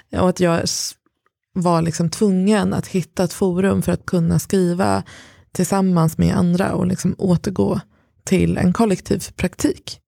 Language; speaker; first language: Swedish; early bilingual, other home language; Persian